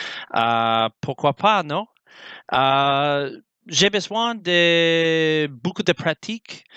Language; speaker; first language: French; non-native, learner; English